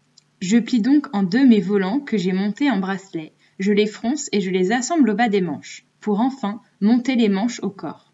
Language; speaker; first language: French; native; French